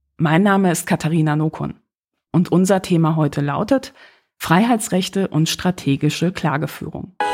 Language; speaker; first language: German; early bilingual, other home language; Polish